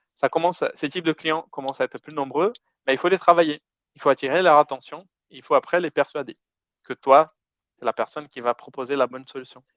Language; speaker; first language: French; non-native, fluent; Portuguese